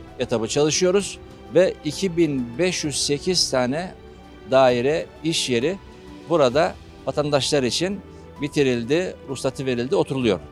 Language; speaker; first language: Turkish; native; Turkish